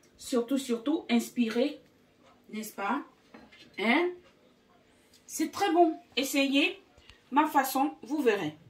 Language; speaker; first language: French; non-native, local second language; Fang